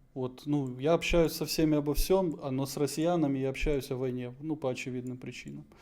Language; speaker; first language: Russian; native; Russian